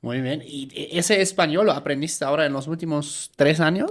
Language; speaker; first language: Spanish; native; Spanish